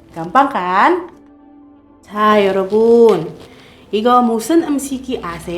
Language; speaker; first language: Korean; non-native, fluent; Indonesian